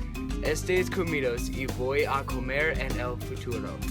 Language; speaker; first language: Spanish; non-native, learner; English